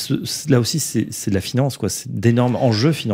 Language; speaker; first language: French; native; French